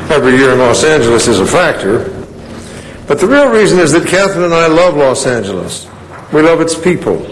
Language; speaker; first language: English; native; English